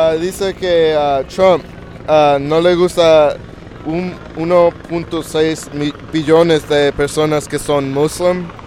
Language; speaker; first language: Spanish; early bilingual, heritage; English